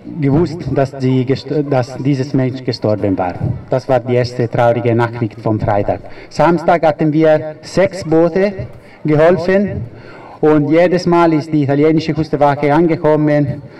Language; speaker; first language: German; non-native, fluent; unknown